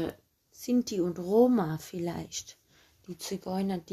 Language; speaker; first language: German; early bilingual, other home language; Turkish